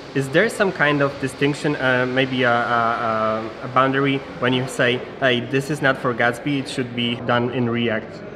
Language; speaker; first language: English; non-native, fluent; Polish